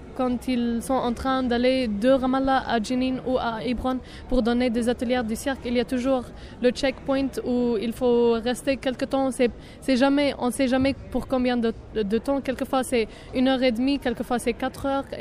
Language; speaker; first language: French; non-native, fluent; Arabic